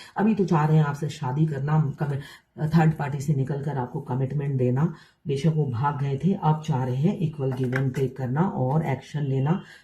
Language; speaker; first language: Hindi; non-native, local second language; Bangla